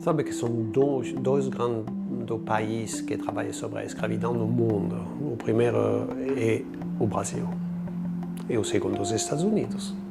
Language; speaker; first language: Portuguese; non-native, fluent; French